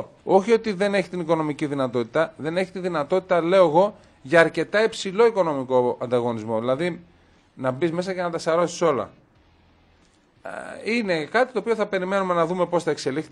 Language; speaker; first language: Greek; native; Greek